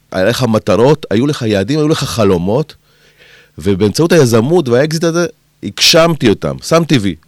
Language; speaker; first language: Hebrew; early bilingual, other home language; Spanish